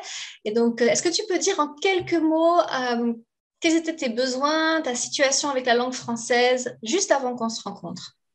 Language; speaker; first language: French; native; French